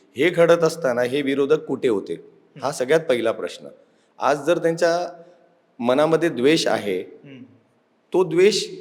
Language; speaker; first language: Marathi; non-native, local second language; Urdu